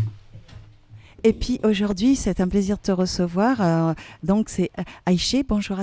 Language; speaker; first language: French; native; French